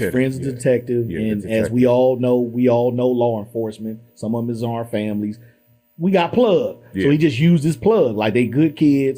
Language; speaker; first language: English; native; English